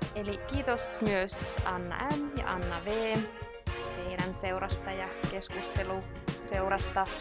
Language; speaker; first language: Finnish; native; Finnish